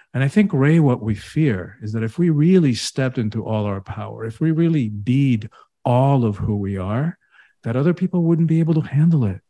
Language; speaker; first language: English; early bilingual, other home language; Spanish